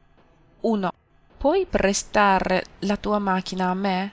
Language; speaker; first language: Italian; non-native, fluent; Chinese